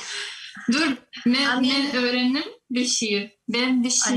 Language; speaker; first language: Turkish; non-native, learner; Russian